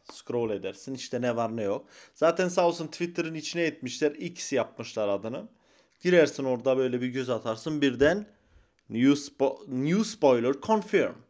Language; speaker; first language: Turkish; early bilingual, heritage; Turkish